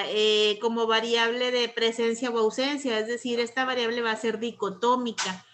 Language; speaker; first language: Spanish; native; Spanish